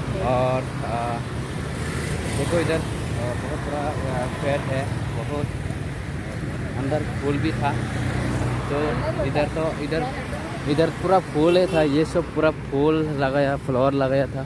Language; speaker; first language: Hindi; non-native, local second language; Kok Borok